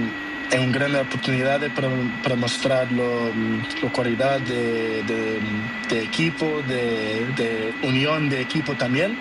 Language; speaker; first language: Spanish; non-native, learner; Portuguese